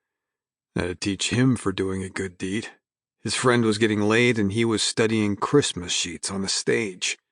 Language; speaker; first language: English; native; English